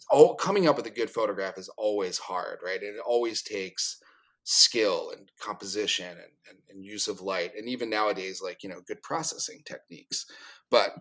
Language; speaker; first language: English; native; English